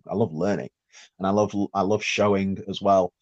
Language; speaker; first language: English; native; English